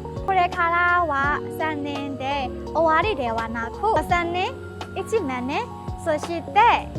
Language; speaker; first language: Japanese; non-native, learner; Burmese